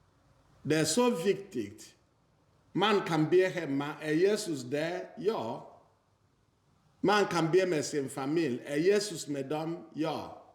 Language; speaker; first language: Swedish; non-native, fluent; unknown